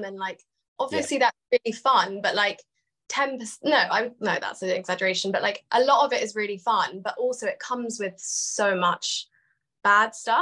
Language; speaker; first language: English; native; English